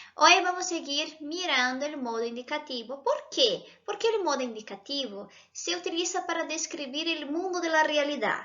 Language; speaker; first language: Spanish; non-native, fluent; Portuguese